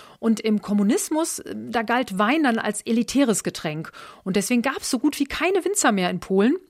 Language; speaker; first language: German; native; German